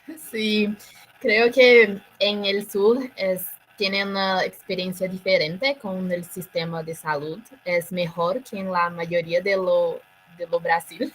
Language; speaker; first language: Spanish; non-native, learner; Portuguese